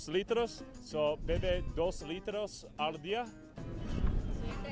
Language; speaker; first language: Spanish; non-native, learner; English